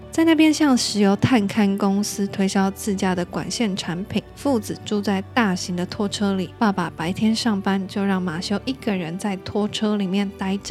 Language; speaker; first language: Chinese; native; Chinese